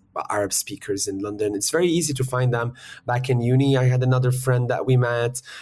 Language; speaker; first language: English; early bilingual, other home language; Arabic